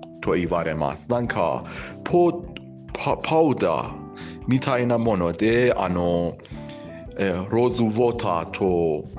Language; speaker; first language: Japanese; non-native, learner; Persian